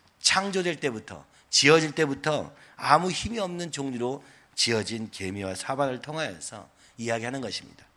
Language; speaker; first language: Korean; native; Korean